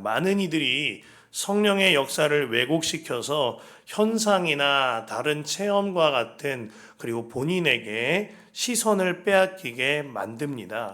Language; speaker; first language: Korean; native; Korean